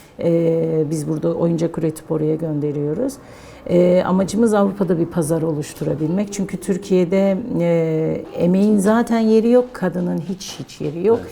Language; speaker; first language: Turkish; non-native, local second language; Kurdish